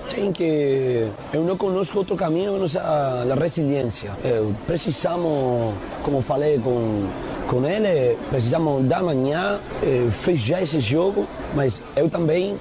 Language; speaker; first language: Portuguese; non-native, fluent; Spanish